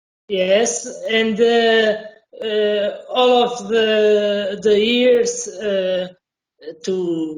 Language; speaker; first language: English; non-native, learner; Portuguese